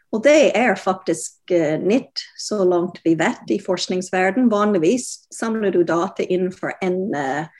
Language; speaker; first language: Norwegian; non-native, fluent; English